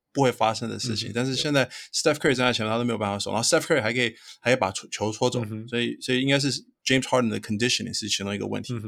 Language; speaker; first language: Chinese; early bilingual, heritage; Chinese